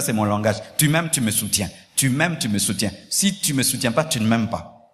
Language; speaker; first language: French; non-native, local second language; Lingala